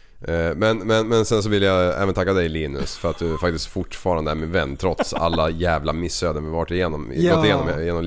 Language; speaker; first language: Swedish; native; Swedish